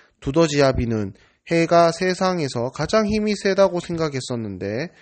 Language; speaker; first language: Korean; native; Korean